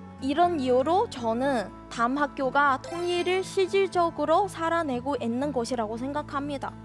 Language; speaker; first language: Korean; non-native, fluent; Chinese